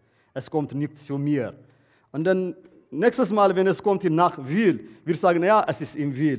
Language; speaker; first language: German; non-native, learner; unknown